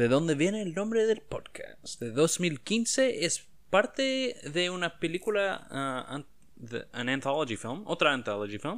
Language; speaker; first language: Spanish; non-native, learner; English